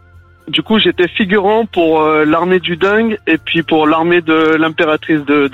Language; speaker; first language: French; native; French